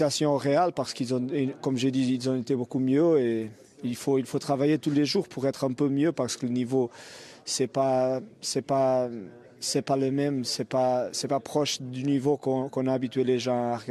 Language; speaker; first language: French; non-native, fluent; Portuguese